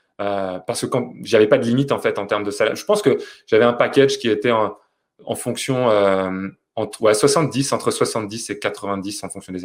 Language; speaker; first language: French; native; French